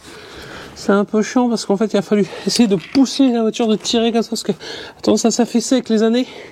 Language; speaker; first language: French; native; French